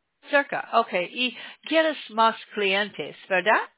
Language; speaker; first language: Spanish; non-native, learner; English